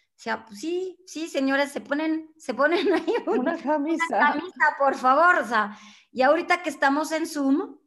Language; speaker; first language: Spanish; non-native, fluent; French